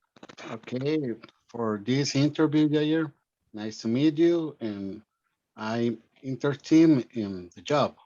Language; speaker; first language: English; non-native, learner; Spanish